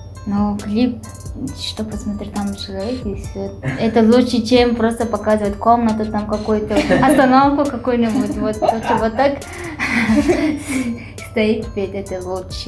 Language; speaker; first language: Russian; non-native, learner; Mongolian